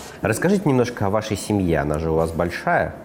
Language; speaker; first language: Russian; native; Russian